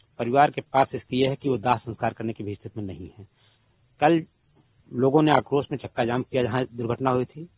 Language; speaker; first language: Hindi; native; Hindi